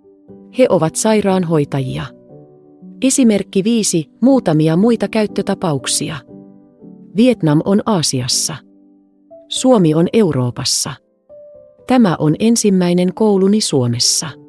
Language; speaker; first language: Finnish; non-native, fluent; Vietnamese